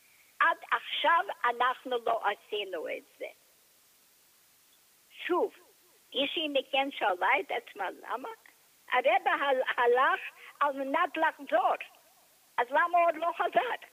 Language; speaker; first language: Hebrew; non-native, fluent; English